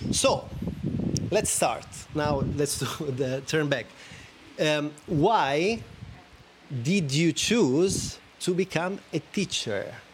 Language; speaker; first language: English; non-native, fluent; Italian